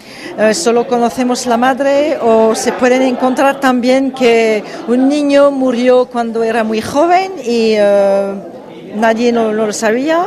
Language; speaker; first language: Spanish; early bilingual, heritage; French